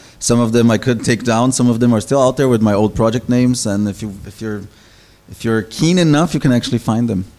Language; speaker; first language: English; non-native, fluent; German